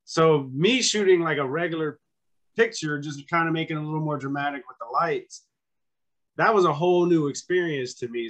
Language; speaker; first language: English; native; English